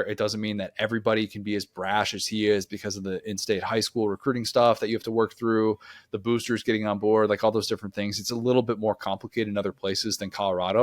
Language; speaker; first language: English; native; English